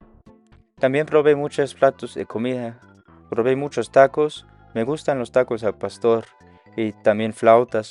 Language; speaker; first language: Spanish; non-native, learner; English